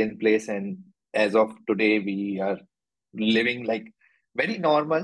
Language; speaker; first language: English; non-native, local second language; Hindi